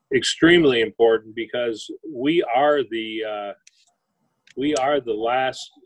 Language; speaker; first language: English; native; English